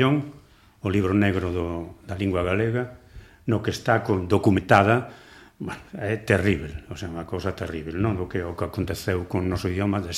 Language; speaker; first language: Galician; non-native, local second language; Spanish